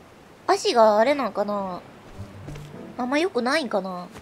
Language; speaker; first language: Japanese; native; Japanese